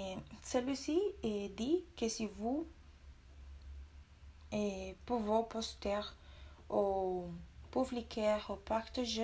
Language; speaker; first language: French; non-native, learner; Spanish